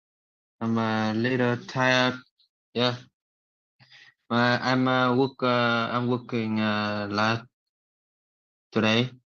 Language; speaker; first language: English; non-native, learner; Vietnamese